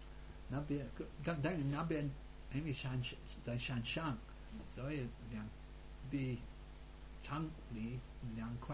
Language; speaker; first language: Chinese; non-native, fluent; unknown